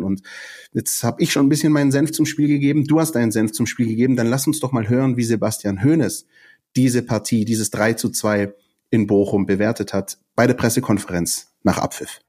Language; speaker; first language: German; native; German